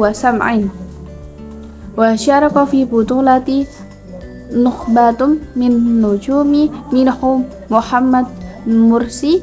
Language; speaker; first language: Arabic; non-native, learner; Indonesian